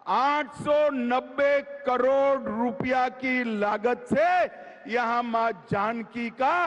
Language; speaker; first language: Hindi; non-native, local second language; Gujarati